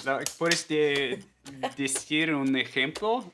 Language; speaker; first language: Spanish; non-native, fluent; German